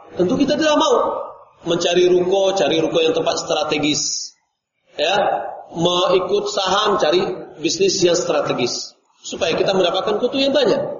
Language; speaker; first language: Indonesian; non-native, local second language; Minangkabau